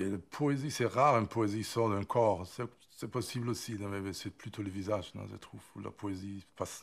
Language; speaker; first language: French; non-native, fluent; German